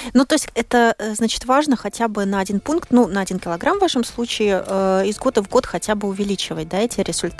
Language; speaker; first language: Russian; native; Russian